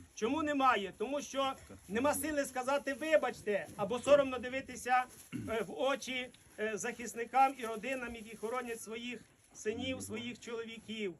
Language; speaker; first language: Ukrainian; native; Ukrainian